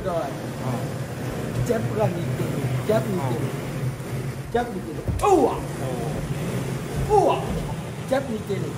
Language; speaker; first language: Japanese; non-native, learner; Thai